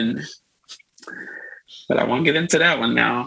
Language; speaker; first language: English; native; English